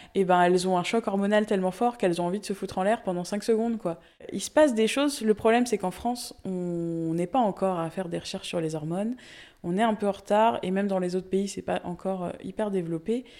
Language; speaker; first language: French; native; French